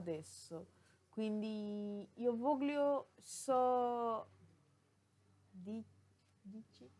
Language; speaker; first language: Italian; non-native, learner; Spanish